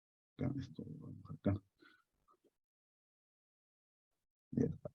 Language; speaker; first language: Spanish; native; Spanish